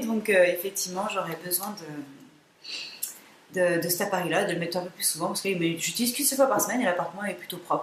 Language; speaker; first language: French; native; French